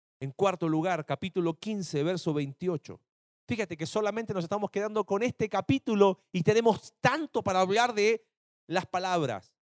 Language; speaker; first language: Spanish; native; Spanish